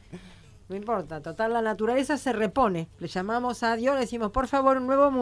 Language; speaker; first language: Spanish; native; Spanish